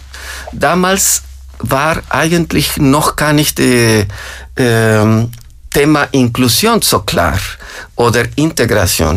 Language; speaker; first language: German; non-native, fluent; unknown